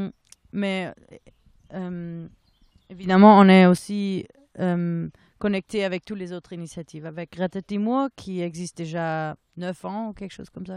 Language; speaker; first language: French; non-native, fluent; German